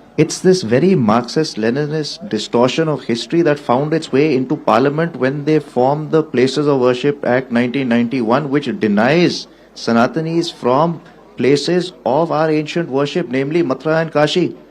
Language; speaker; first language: English; non-native, local second language; Hindi